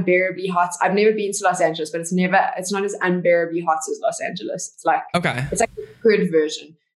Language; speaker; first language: English; native; English